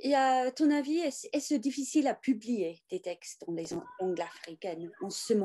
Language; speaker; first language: French; non-native, fluent; English